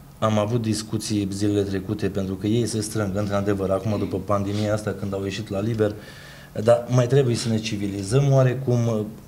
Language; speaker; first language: Romanian; native; Romanian